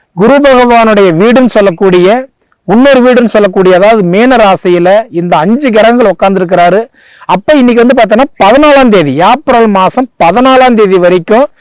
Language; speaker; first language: Tamil; native; Tamil